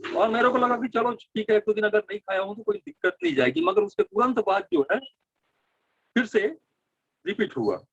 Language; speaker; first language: Hindi; native; Hindi